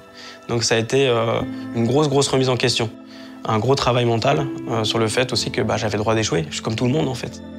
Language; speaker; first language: French; native; French